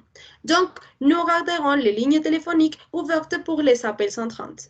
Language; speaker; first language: French; non-native, learner; Spanish